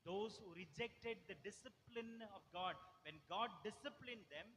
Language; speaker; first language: English; non-native, local second language; Tamil